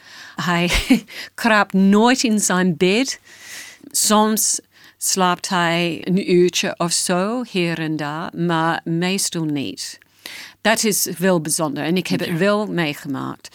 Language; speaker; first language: Dutch; non-native, fluent; English